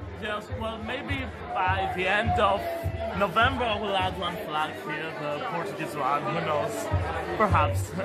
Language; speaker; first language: English; non-native, fluent; Greek